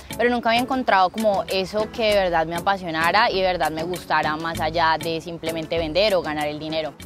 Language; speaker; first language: Spanish; native; Spanish